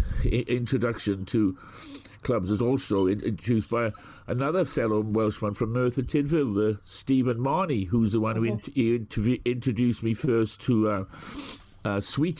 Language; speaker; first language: English; native; English